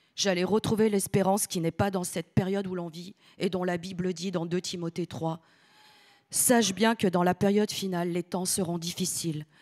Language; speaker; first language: French; early bilingual, other home language; Italian